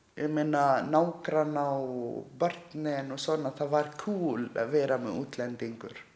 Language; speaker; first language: Icelandic; non-native, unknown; Arabic